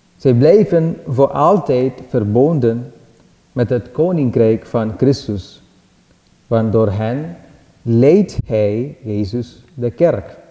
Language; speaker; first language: Dutch; non-native, fluent; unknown